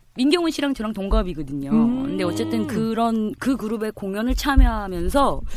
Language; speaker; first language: Korean; native; Korean